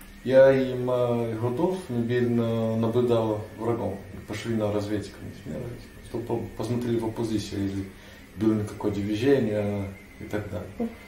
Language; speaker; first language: Russian; non-native, learner; Portuguese